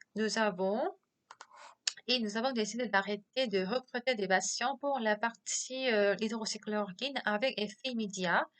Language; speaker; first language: French; non-native, fluent; Korean